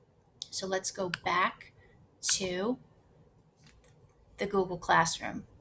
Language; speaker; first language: English; native; English